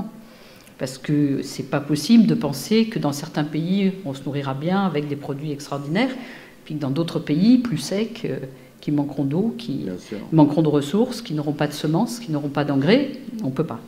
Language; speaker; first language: French; native; French